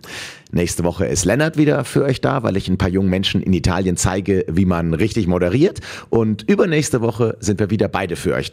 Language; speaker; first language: German; native; German